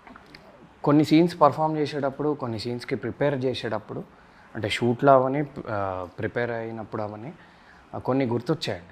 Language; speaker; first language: Telugu; native; Telugu